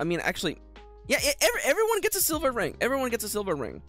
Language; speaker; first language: English; native; English